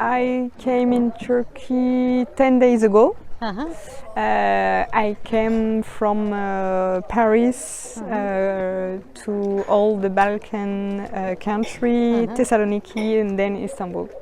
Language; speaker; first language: English; non-native, fluent; French